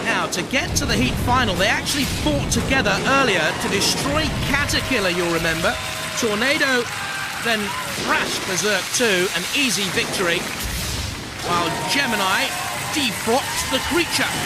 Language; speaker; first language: English; native; English